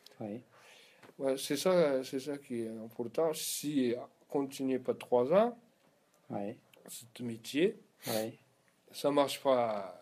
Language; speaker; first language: French; non-native, learner; Japanese